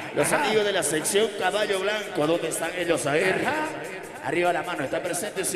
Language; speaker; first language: Spanish; native; Spanish